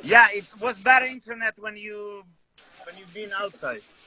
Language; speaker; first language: English; non-native, fluent; Russian